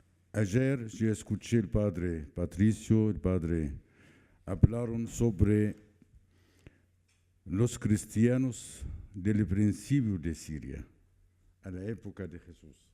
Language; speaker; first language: Spanish; non-native, fluent; Arabic